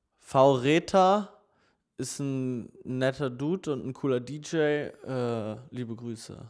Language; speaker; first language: German; native; German